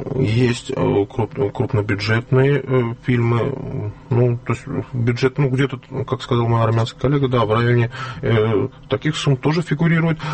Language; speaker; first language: Russian; non-native, local second language; Azerbaijani